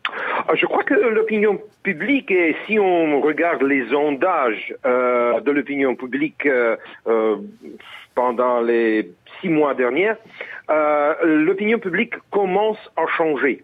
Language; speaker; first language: French; non-native, fluent; Russian